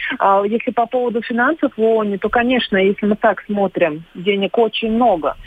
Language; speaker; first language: Russian; non-native, local second language; Latvian